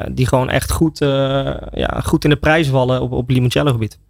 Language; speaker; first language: Dutch; native; Dutch